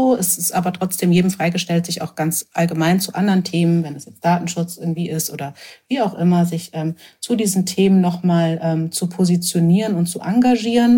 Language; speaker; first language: German; native; German